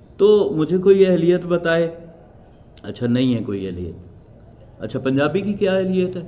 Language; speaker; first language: Urdu; non-native, local second language; Punjabi